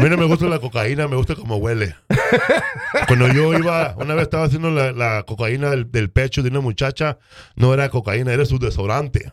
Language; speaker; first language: Spanish; early bilingual, heritage; Spanish